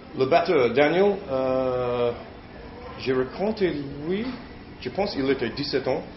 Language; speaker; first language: French; non-native, learner; English